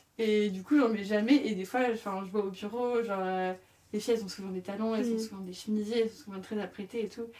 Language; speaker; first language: French; native; French